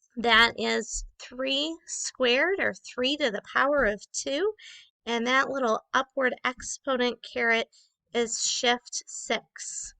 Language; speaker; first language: English; native; English